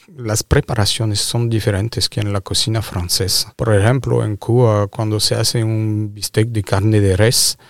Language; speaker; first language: Spanish; non-native, fluent; French